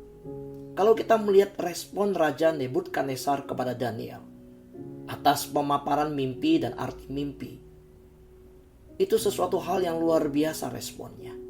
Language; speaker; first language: Indonesian; native; Indonesian